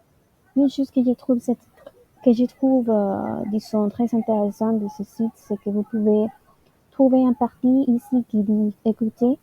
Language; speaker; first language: French; non-native, learner; Spanish